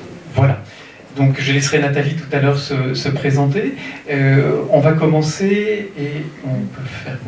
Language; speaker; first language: French; native; French